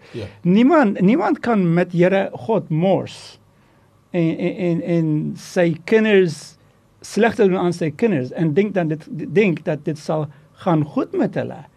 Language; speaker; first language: Afrikaans; non-native, fluent; Turkish